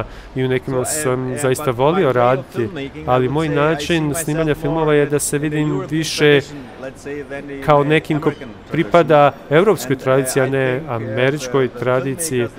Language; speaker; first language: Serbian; early bilingual, heritage; Albanian